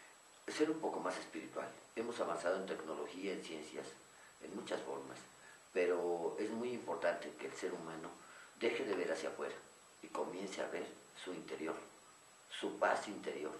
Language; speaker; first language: Spanish; native; Spanish